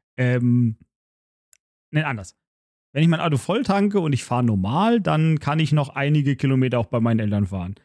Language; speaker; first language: German; native; German